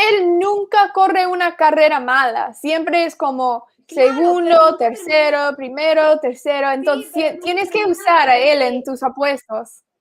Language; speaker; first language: Spanish; non-native, fluent; English